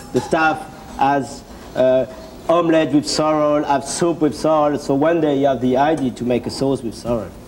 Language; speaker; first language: English; non-native, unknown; French